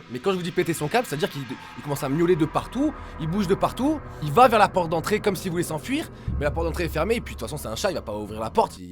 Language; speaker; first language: French; native; French